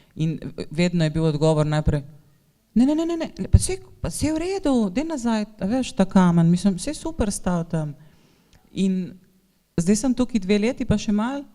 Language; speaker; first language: Slovenian; native; Slovenian